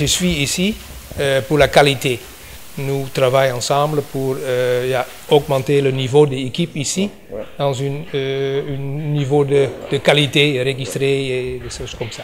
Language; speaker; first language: French; non-native, learner; Dutch